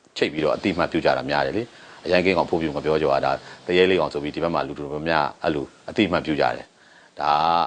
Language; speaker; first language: Burmese; native; Burmese